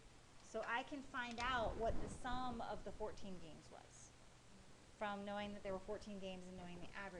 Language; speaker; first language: English; native; English